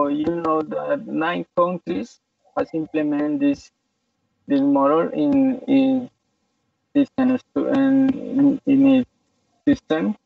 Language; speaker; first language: English; non-native, learner; Spanish